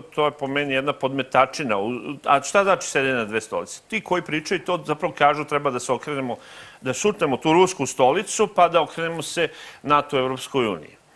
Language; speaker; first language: Serbian; native; Serbian